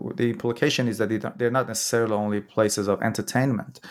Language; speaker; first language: English; non-native, fluent; Persian